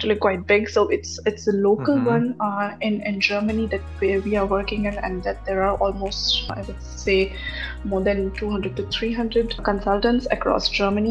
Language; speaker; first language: English; non-native, local second language; Marathi